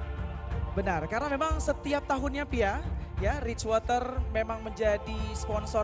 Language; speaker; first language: Indonesian; native; Indonesian